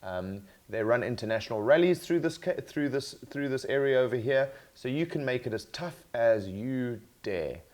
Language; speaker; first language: English; native; English